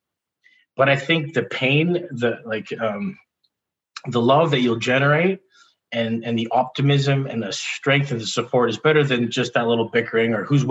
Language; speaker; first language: English; native; English